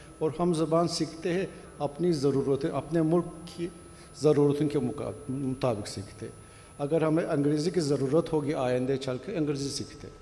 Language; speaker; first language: Urdu; non-native, fluent; Turkish